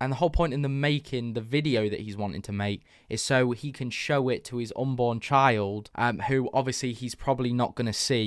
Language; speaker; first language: English; native; English